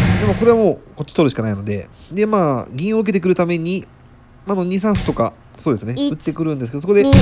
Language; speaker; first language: Japanese; native; Japanese